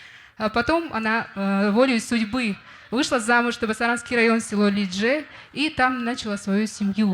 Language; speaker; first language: Russian; non-native, local second language; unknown